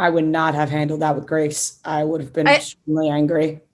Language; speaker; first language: English; native; English